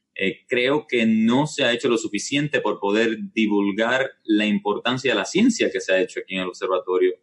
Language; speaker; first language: Spanish; native; Spanish